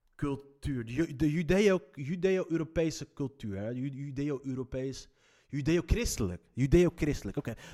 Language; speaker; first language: Dutch; native; Dutch